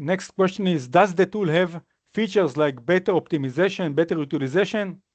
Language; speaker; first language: English; non-native, fluent; Hebrew